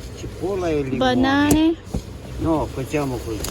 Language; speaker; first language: Italian; non-native, learner; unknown